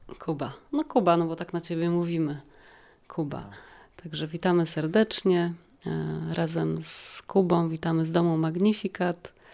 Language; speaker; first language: Polish; native; Polish